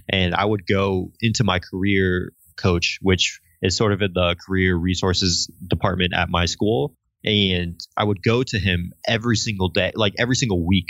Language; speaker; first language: English; native; English